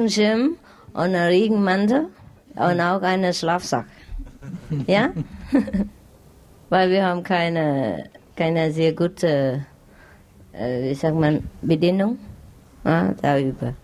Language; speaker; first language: German; non-native, learner; Vietnamese